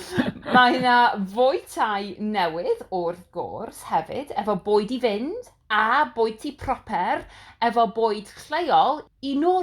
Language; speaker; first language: Welsh; non-native, learner; English